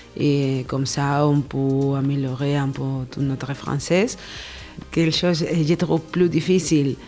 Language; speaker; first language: French; non-native, learner; Spanish